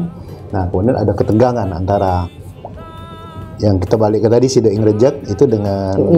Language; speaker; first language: Indonesian; native; Indonesian